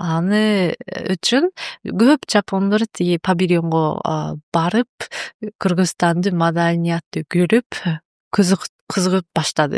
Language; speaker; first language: Kyrgyz; non-native, learner; Japanese